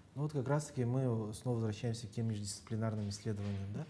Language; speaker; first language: Russian; native; Russian